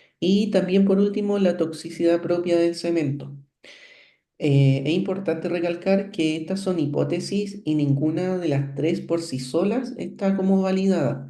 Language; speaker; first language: Spanish; native; Spanish